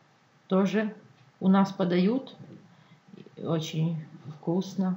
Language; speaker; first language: Russian; non-native, local second language; Ukrainian